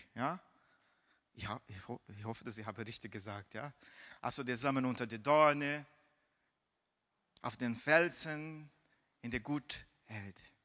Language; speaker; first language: German; non-native, fluent; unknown